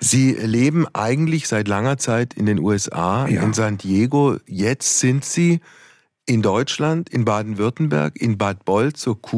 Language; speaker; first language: German; native; German